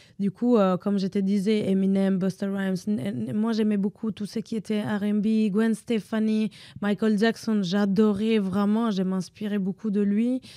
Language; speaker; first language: French; non-native, fluent; Italian